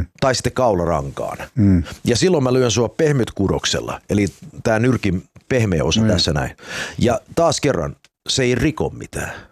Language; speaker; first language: Finnish; early bilingual, heritage; Finnish